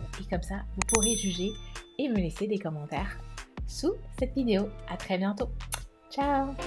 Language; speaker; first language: French; native; French